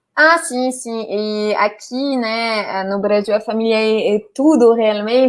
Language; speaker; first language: Portuguese; non-native, fluent; French